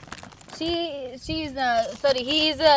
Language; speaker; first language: English; non-native, learner; Hindi